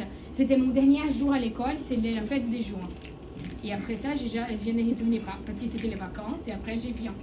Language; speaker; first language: French; non-native, learner; Portuguese